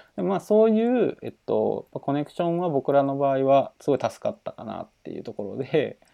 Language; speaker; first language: Japanese; native; Japanese